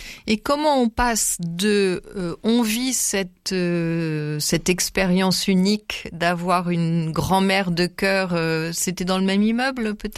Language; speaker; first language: French; native; French